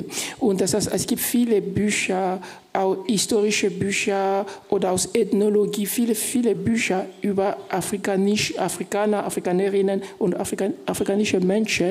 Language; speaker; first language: German; non-native, fluent; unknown